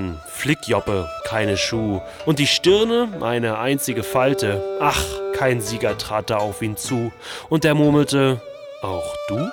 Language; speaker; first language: German; native; German